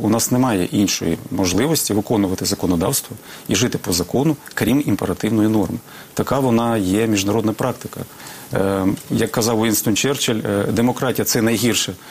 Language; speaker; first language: Ukrainian; native; Ukrainian